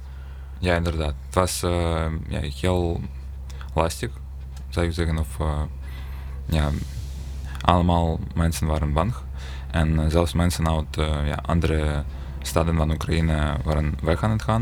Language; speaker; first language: Dutch; non-native, learner; Ukrainian